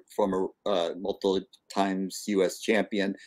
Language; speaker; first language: English; native; English